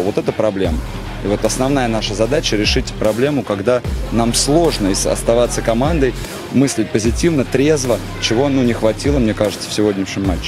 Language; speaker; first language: Russian; native; Russian